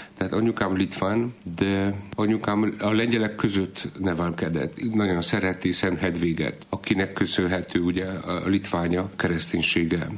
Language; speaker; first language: Hungarian; non-native, fluent; Polish